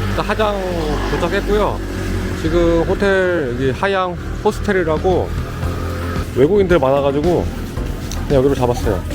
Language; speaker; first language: Korean; native; Korean